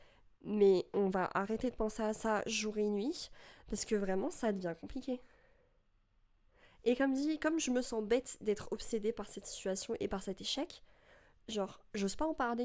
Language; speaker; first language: French; native; French